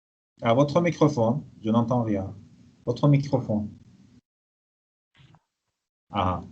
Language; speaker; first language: French; non-native, fluent; Persian